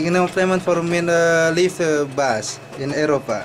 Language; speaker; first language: Dutch; non-native, learner; Indonesian